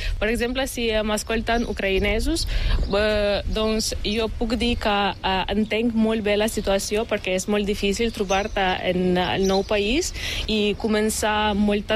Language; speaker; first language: Catalan; non-native, fluent; Ukrainian